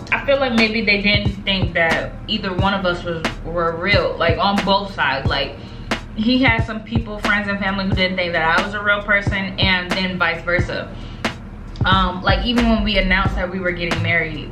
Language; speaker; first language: English; native; English